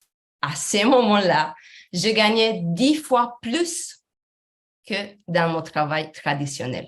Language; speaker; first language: French; non-native, fluent; Romanian